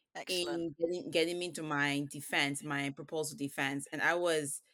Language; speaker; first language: English; early bilingual, other home language; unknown